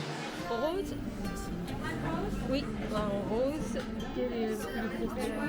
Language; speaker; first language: French; non-native, learner; Japanese